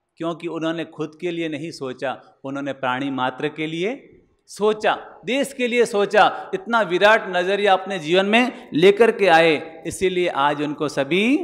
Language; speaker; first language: Hindi; native; Hindi